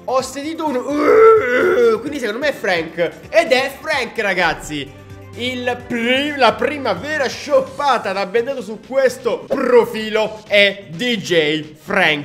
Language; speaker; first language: Italian; native; Italian